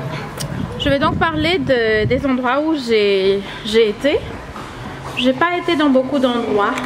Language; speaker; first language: French; non-native, local second language; Malagasy